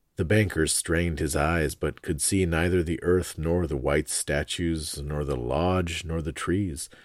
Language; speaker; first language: English; native; English